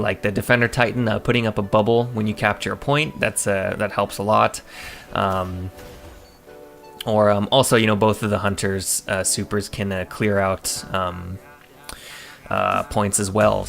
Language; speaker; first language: English; native; English